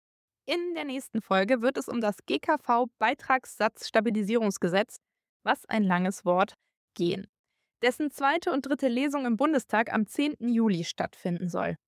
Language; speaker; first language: German; native; German